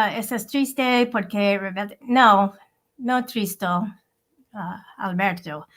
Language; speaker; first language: Spanish; non-native, learner; English